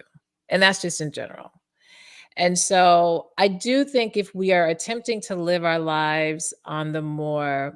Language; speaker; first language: English; native; English